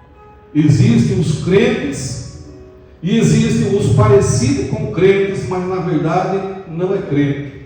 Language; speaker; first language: Portuguese; native; Portuguese